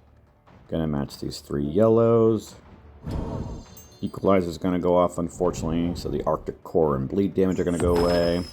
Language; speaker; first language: English; native; English